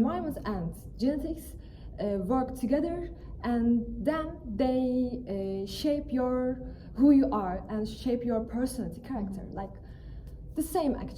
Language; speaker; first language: English; non-native, fluent; Turkish